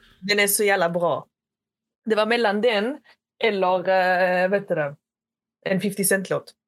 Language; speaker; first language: Swedish; early bilingual, other home language; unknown